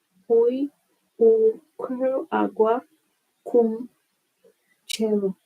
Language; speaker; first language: Portuguese; non-native, learner; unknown